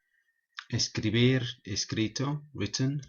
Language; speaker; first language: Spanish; non-native, fluent; English